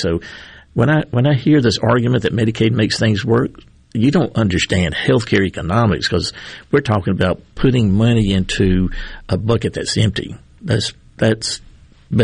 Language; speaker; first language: English; native; English